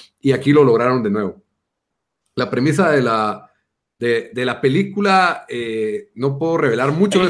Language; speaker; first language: Spanish; native; Spanish